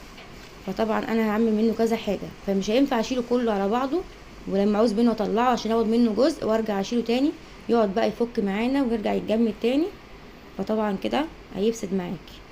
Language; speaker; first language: Arabic; native; Arabic